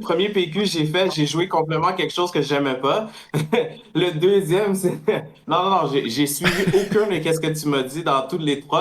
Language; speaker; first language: French; native; French